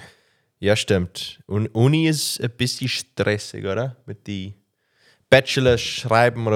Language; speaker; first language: German; non-native, learner; English